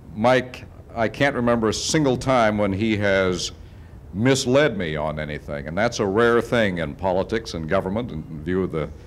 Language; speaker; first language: English; native; English